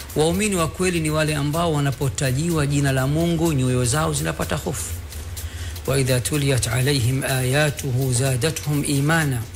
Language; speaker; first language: Swahili; native; Swahili